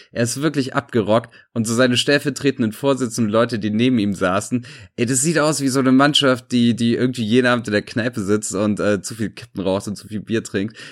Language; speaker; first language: German; early bilingual, other home language; Serbian